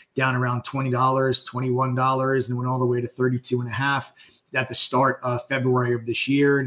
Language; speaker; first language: English; native; English